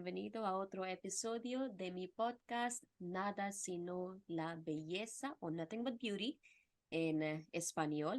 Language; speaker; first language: Spanish; non-native, fluent; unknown